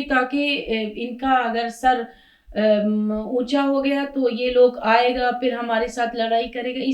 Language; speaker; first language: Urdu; non-native, fluent; Persian